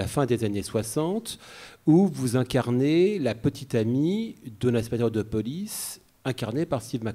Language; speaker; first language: French; native; French